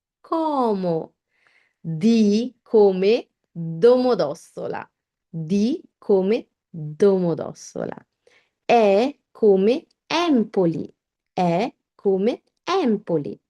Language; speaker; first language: Italian; non-native, fluent; Bangla